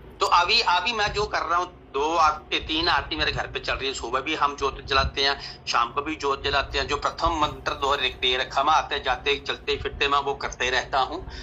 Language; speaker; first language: Hindi; non-native, local second language; Punjabi